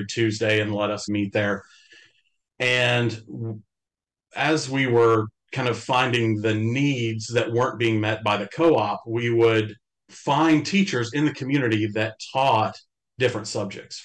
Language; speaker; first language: English; native; English